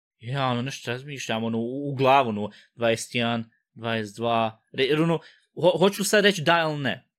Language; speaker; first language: Bosnian; early bilingual, heritage; Bosnian